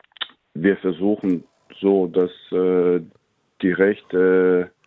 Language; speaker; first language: German; non-native, fluent; Latvian